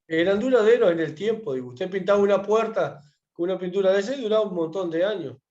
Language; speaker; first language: Spanish; native; Spanish